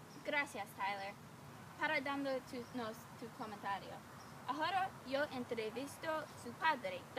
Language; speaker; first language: Spanish; non-native, learner; English